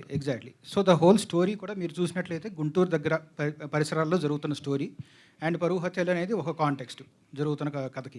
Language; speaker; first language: Telugu; native; Telugu